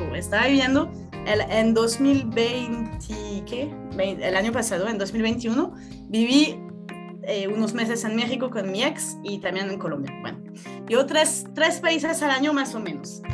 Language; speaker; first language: Spanish; non-native, fluent; French